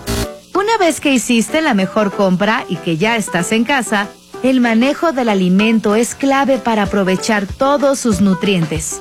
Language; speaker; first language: Spanish; native; Spanish